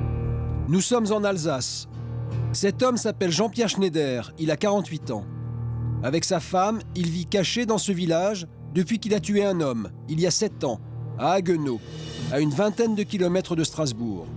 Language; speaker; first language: French; native; French